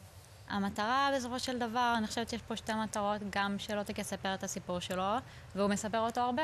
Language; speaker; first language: Hebrew; native; Hebrew